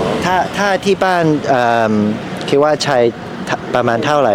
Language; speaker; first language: Thai; non-native, learner; English